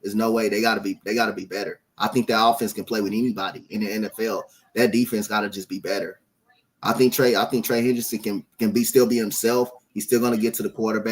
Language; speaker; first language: English; native; English